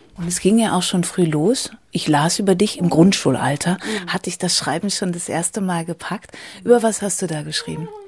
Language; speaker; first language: German; native; German